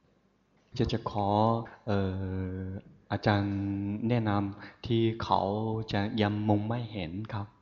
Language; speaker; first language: Thai; non-native, fluent; Chinese